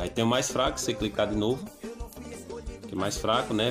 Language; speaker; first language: Portuguese; native; Portuguese